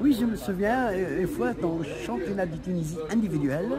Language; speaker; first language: French; non-native, local second language; Arabic